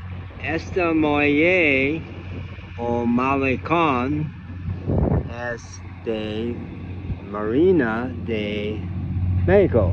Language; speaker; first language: Spanish; non-native, learner; English